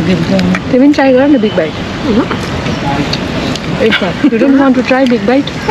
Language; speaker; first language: English; non-native, learner; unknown